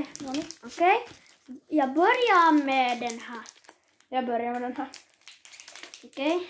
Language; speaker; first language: Swedish; early bilingual, other home language; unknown